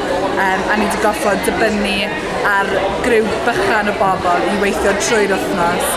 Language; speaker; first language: Welsh; native; Welsh